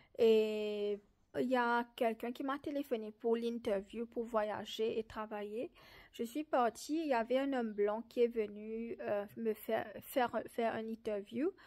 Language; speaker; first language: French; non-native, local second language; Morisyen